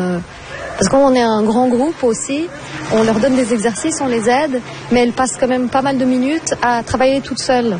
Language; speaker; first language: French; non-native, fluent; Portuguese